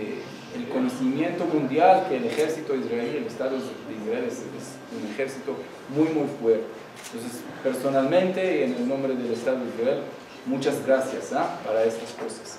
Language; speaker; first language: Spanish; non-native, learner; Hebrew